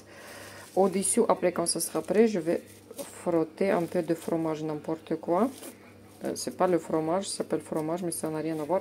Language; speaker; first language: French; non-native, fluent; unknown